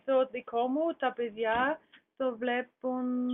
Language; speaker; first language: Greek; non-native, learner; German